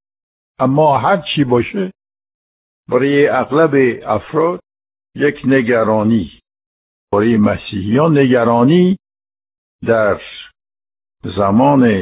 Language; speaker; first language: Persian; non-native, fluent; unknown